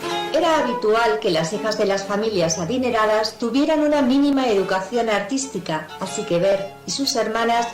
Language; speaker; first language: Spanish; native; Spanish